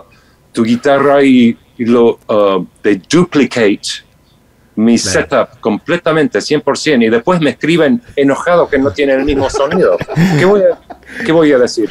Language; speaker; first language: Spanish; non-native, fluent; English